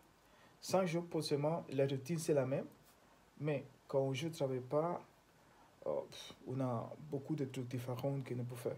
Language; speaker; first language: French; non-native, learner; Spanish